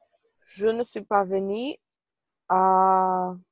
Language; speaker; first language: French; non-native, learner; Portuguese